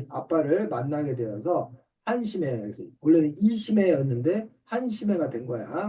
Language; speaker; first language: Korean; native; Korean